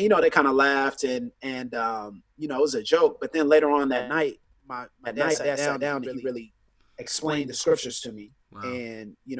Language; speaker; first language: English; native; English